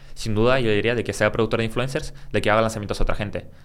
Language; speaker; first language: Spanish; early bilingual, other home language; Russian